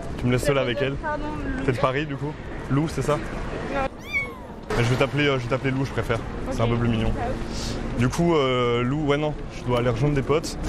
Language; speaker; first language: French; native; French